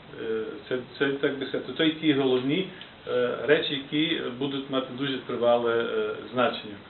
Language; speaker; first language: Ukrainian; early bilingual, heritage; Ukrainian